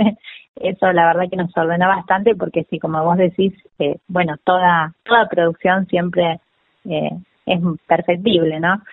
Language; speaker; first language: Spanish; native; Spanish